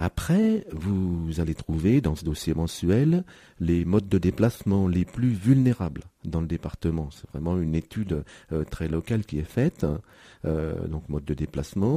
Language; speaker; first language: French; native; French